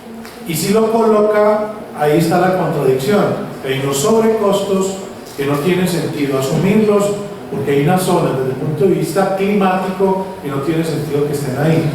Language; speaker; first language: Spanish; native; Spanish